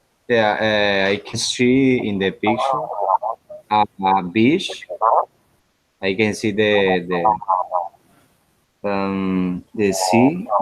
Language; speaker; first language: English; non-native, learner; Spanish